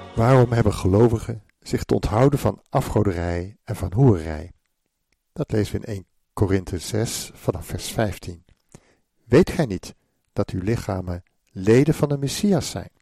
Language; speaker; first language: Dutch; native; Dutch